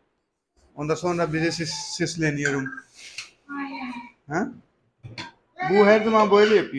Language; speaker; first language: Turkish; non-native, learner; Urdu